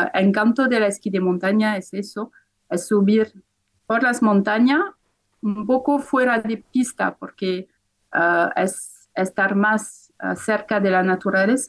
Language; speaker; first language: Spanish; non-native, fluent; French